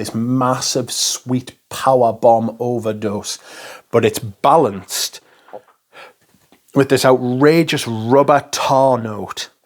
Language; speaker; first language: English; native; English